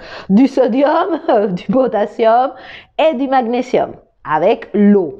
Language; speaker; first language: French; non-native, fluent; Spanish